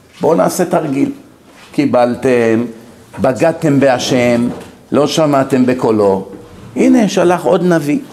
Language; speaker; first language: Hebrew; native; Hebrew